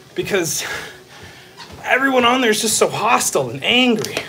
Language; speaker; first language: English; native; English